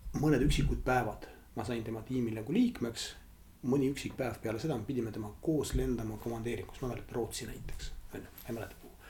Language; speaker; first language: Estonian; non-native, local second language; Russian